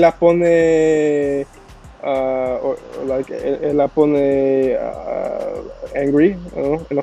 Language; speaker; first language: Spanish; non-native, learner; English